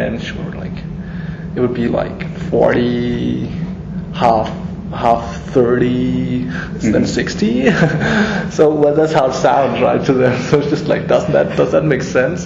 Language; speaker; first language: English; non-native, fluent; Danish